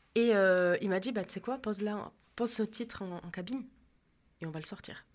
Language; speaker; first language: French; native; French